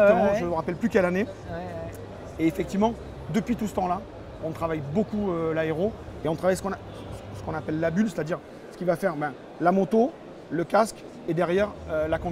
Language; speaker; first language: French; native; French